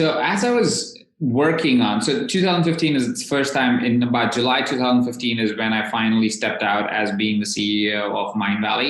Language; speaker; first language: English; non-native, local second language; Hindi